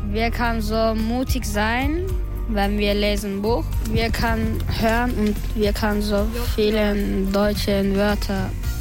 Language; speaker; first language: German; non-native, learner; Turkish